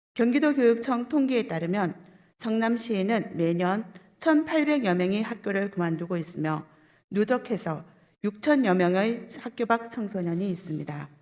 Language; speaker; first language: Korean; native; Korean